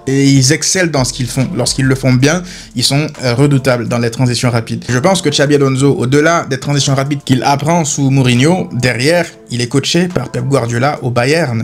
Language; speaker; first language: French; native; French